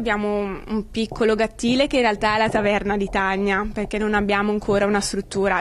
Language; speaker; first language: Italian; native; Italian